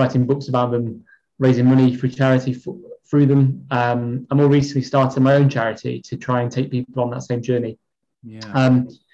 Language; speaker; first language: English; native; English